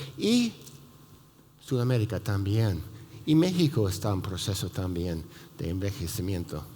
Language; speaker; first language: Spanish; non-native, fluent; English